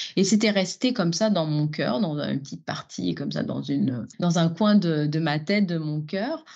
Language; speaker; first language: French; non-native, local second language; Arabic